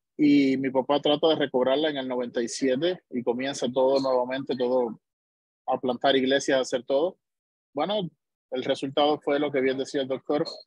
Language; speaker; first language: Spanish; native; Spanish